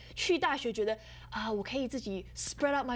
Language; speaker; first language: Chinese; early bilingual, heritage; Chinese